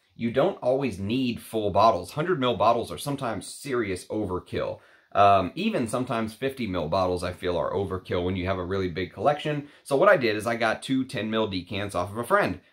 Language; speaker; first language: English; non-native, fluent; Arabic